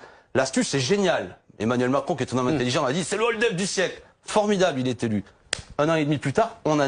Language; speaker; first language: French; native; French